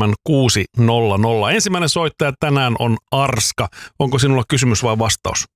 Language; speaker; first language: Finnish; native; Finnish